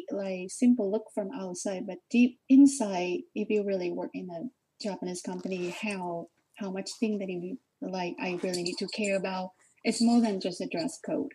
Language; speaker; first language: English; non-native, learner; Vietnamese